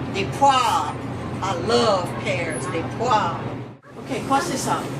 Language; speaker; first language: French; early bilingual, heritage; French